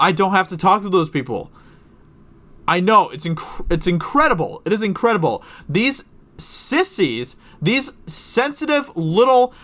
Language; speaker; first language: English; native; English